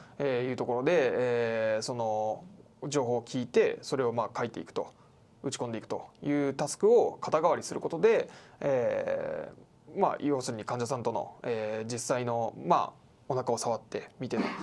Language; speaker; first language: Japanese; native; Japanese